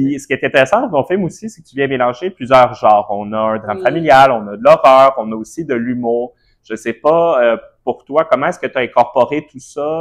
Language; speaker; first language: French; native; French